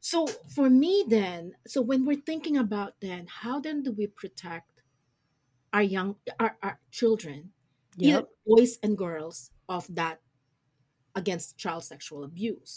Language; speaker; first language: English; non-native, local second language; Filipino